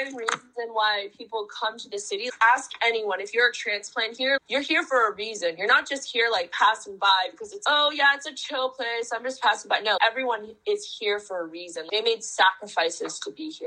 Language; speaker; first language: English; native; English